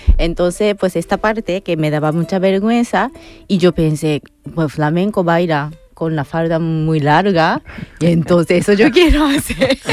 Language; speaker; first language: Spanish; non-native, fluent; Japanese